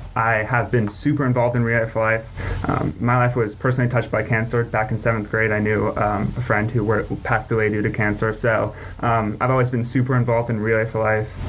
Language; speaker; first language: English; native; English